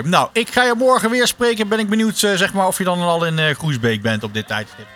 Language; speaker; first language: Dutch; native; Dutch